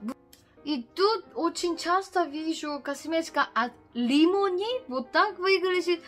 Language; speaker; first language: Russian; non-native, learner; Korean